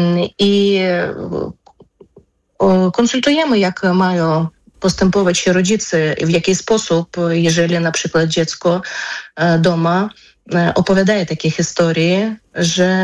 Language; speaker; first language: Polish; non-native, fluent; Ukrainian